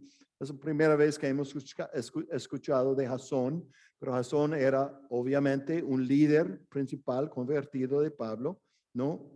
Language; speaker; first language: Spanish; non-native, fluent; English